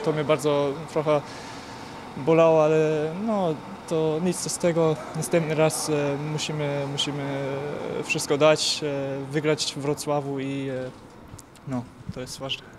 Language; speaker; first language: Polish; early bilingual, heritage; German